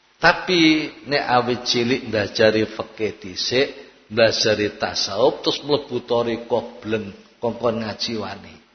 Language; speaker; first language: Indonesian; non-native, local second language; Javanese